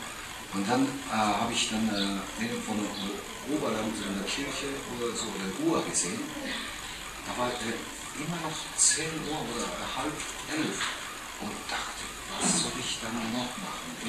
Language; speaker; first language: German; non-native, fluent; Japanese